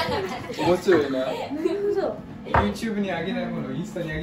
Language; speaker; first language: Japanese; non-native, fluent; English